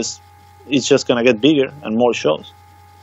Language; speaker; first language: English; non-native, fluent; Swedish